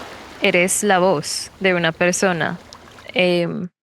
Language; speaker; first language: Spanish; non-native, fluent; English